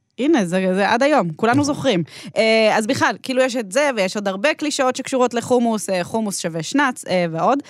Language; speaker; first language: Hebrew; native; Hebrew